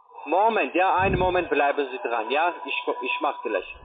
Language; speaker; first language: German; non-native, learner; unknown